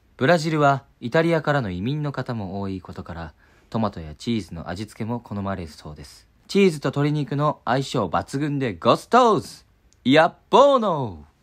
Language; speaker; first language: Japanese; native; Japanese